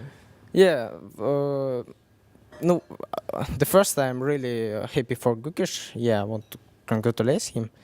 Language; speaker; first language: English; non-native, learner; Russian